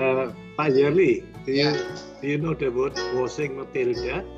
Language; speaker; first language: English; non-native, learner; Indonesian